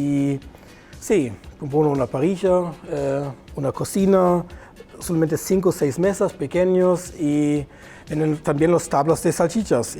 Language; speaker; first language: Spanish; non-native, learner; German